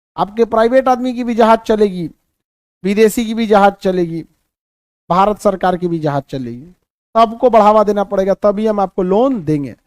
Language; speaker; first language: Hindi; native; Hindi